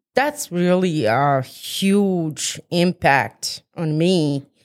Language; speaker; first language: English; non-native, fluent; Bosnian